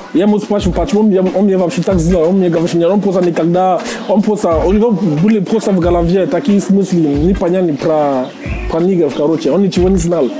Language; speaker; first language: Russian; non-native, fluent; Jamaican Creole English